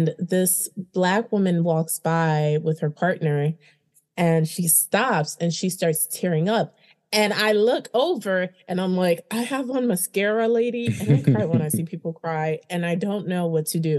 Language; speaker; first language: English; early bilingual, other home language; Haitian Creole